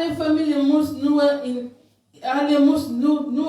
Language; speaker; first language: German; non-native, learner; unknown